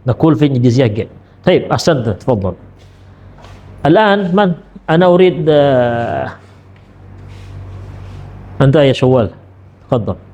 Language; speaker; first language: Arabic; non-native, fluent; Indonesian